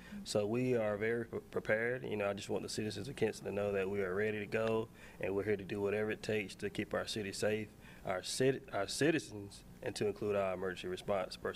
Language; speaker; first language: English; native; English